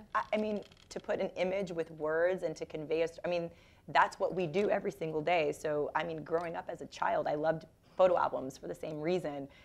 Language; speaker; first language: English; native; English